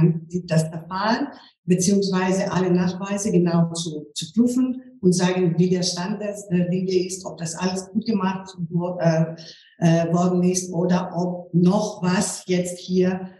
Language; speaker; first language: German; non-native, fluent; Greek